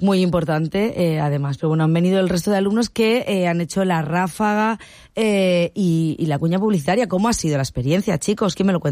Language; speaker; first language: Spanish; native; Spanish